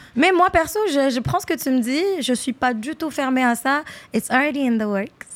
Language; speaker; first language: French; non-native, local second language; Arabic